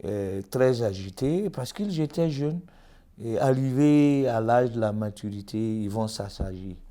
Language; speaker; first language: French; native; French